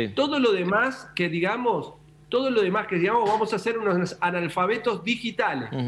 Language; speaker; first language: Spanish; native; Spanish